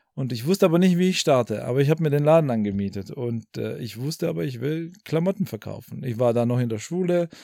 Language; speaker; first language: German; early bilingual, other home language; Albanian